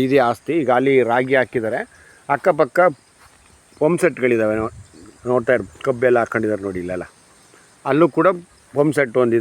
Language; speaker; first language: Kannada; native; Kannada